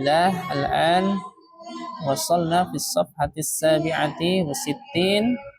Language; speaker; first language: Arabic; non-native, fluent; Indonesian